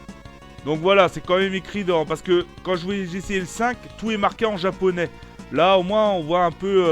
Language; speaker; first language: French; native; French